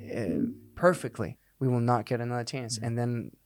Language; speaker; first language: English; non-native, fluent; Danish